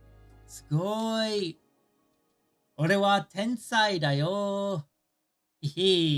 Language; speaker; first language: Japanese; non-native, learner; English